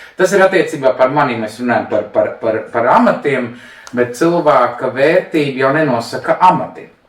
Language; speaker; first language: Latvian; non-native, local second language; Russian